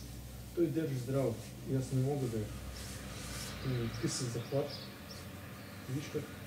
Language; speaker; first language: Bulgarian; non-native, learner; Russian